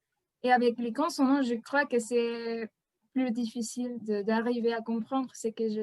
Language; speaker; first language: French; non-native, fluent; Spanish